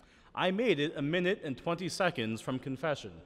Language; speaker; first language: English; native; English